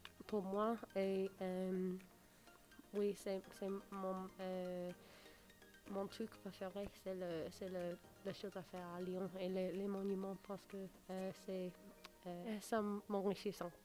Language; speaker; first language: French; non-native, learner; English